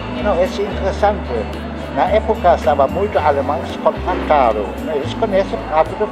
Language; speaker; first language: Portuguese; non-native, learner; German